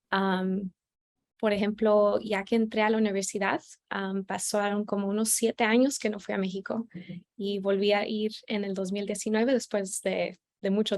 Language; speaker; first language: Spanish; early bilingual, heritage; Spanish